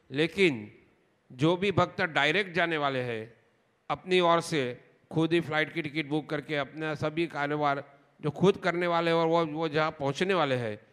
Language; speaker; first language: Hindi; non-native, local second language; Gujarati